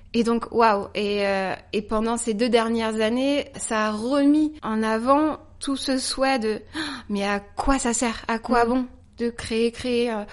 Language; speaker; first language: French; native; French